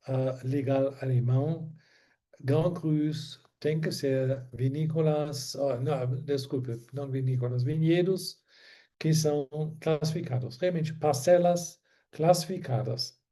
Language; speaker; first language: Portuguese; non-native, fluent; German